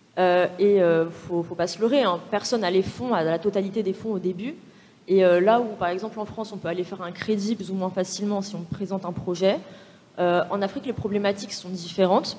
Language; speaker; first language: French; native; French